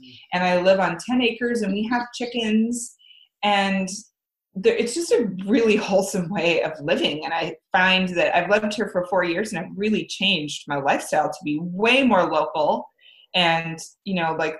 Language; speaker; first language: English; native; English